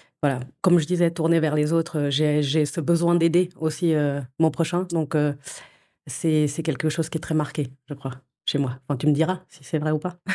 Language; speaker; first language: French; early bilingual, other home language; Portuguese